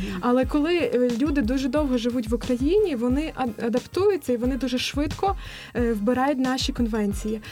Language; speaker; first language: Ukrainian; native; Ukrainian